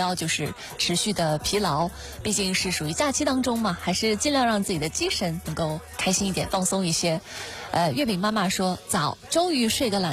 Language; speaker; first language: Chinese; native; Chinese